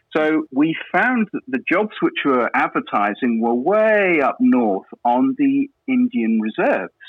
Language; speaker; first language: English; native; English